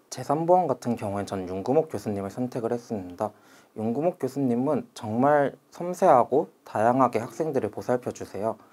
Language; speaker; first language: Korean; native; Korean